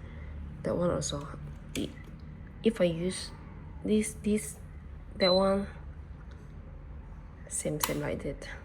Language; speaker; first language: English; non-native, learner; Burmese